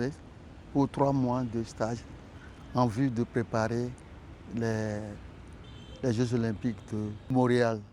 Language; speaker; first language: French; non-native, local second language; Ewe